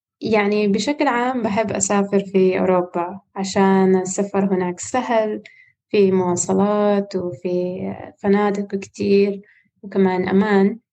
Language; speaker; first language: Arabic; non-native, fluent; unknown